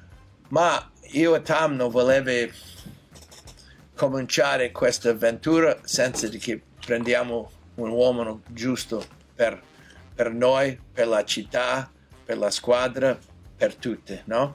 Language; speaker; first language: Italian; non-native, learner; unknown